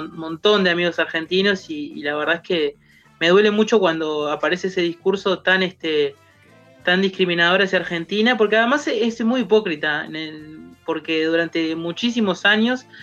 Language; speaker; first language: Spanish; native; Spanish